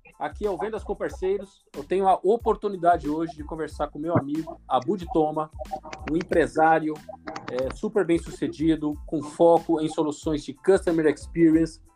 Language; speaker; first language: Portuguese; native; Portuguese